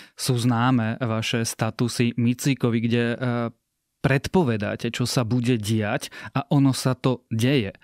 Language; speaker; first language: Slovak; native; Slovak